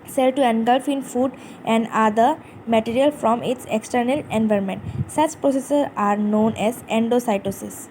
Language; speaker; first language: English; non-native, local second language; Bangla